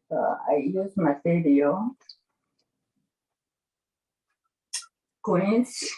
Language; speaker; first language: English; non-native, learner; Japanese